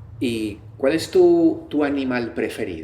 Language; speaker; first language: Spanish; native; Spanish